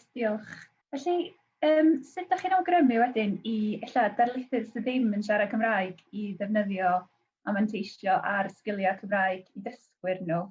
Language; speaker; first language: Welsh; native; Welsh